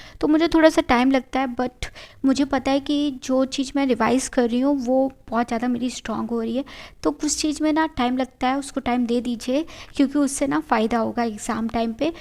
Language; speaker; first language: Hindi; native; Hindi